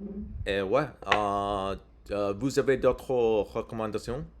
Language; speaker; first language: French; non-native, learner; English